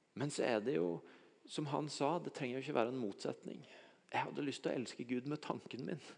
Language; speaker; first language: Norwegian; native; Norwegian